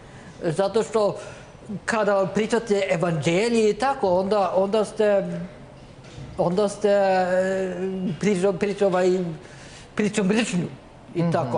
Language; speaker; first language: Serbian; non-native, learner; Norwegian